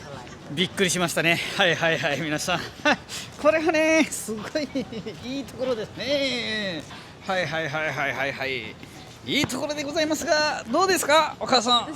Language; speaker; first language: Japanese; non-native, fluent; Nepali